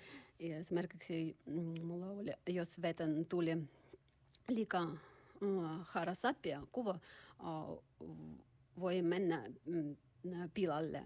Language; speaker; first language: Finnish; non-native, learner; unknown